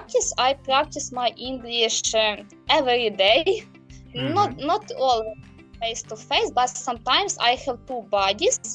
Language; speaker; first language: English; non-native, learner; Ukrainian